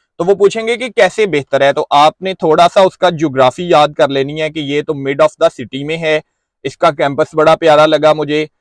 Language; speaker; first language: Urdu; non-native, local second language; Punjabi